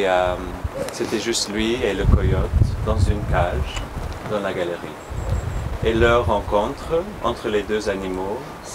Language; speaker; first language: French; non-native, learner; English